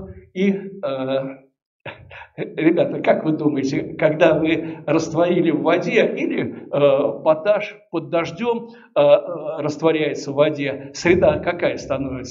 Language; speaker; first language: Russian; native; Russian